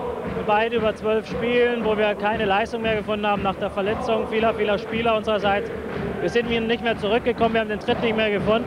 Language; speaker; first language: German; native; German